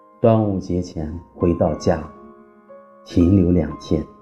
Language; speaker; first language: Chinese; native; Chinese